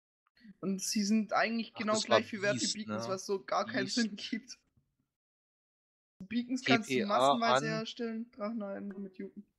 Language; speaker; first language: German; native; German